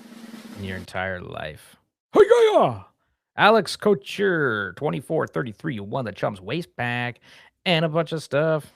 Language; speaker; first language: English; native; English